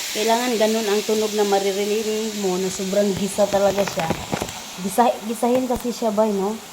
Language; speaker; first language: Filipino; non-native, local second language; Cebuano